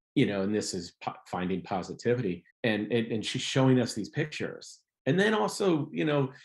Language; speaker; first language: English; native; English